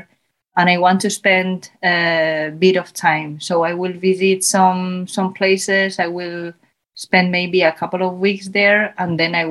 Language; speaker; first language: English; non-native, fluent; Spanish